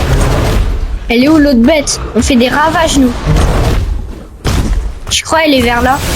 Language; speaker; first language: French; native; French